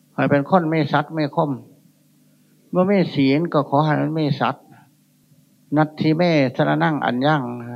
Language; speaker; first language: Thai; native; Thai